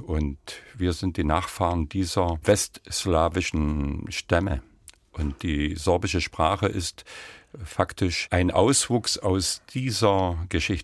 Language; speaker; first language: German; non-native, local second language; Upper Sorbian